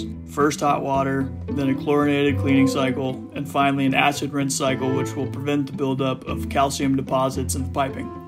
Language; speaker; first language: English; native; English